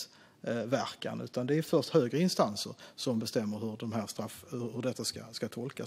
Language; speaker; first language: Swedish; native; Swedish